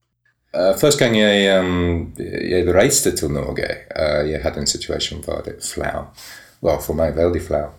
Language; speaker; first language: Norwegian; non-native, learner; English